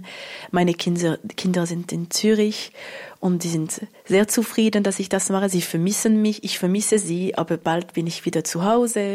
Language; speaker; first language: German; non-native, local second language; French